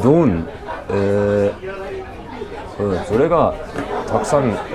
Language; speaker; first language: Japanese; non-native, learner; English